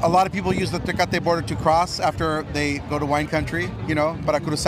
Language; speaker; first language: English; native; English